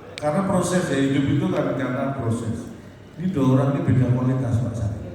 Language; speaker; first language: Indonesian; native; Indonesian